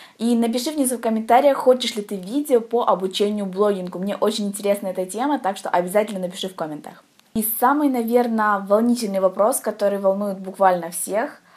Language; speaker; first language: Russian; native; Russian